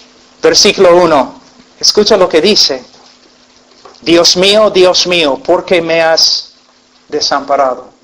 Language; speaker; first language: Spanish; non-native, fluent; English